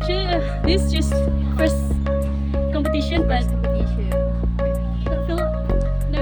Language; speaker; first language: English; non-native, learner; Indonesian